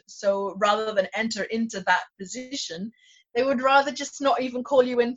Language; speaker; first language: English; non-native, local second language; Swahili